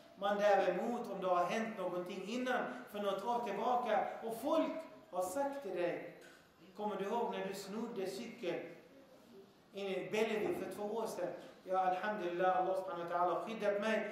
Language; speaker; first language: Swedish; early bilingual, other home language; Arabic